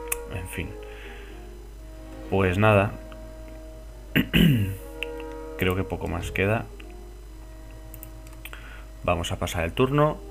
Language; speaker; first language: Spanish; native; Spanish